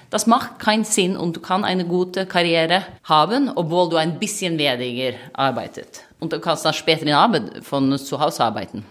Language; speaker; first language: German; non-native, fluent; Norwegian